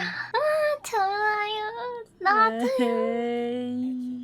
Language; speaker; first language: Korean; non-native, learner; Japanese